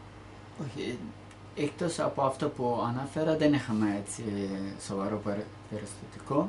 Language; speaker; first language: Greek; non-native, learner; Turkish